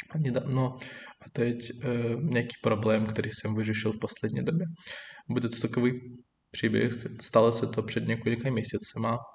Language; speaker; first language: Czech; non-native, fluent; Russian